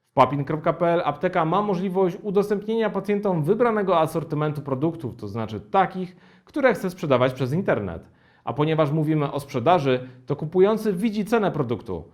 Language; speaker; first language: Polish; native; Polish